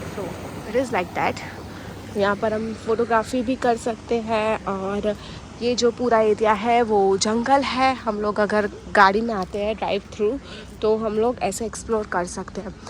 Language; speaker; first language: Hindi; native; Hindi